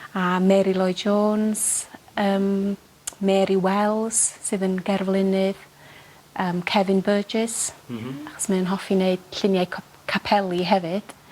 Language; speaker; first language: Welsh; native; Welsh